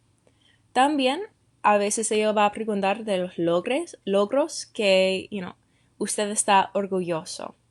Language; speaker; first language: Spanish; non-native, fluent; English